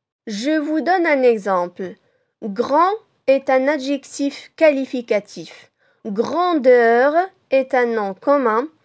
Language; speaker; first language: French; non-native, local second language; Arabic